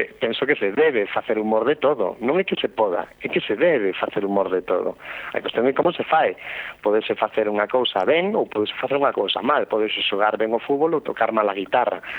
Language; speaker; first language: Galician; non-native, local second language; Spanish